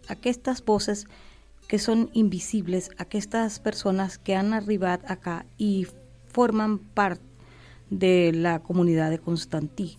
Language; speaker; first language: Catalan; non-native, learner; Spanish